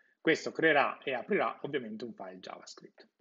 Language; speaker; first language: Italian; native; Italian